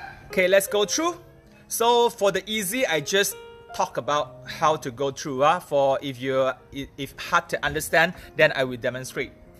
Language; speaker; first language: English; non-native, local second language; Chinese